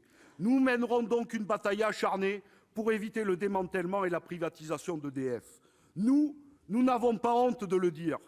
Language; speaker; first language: French; native; French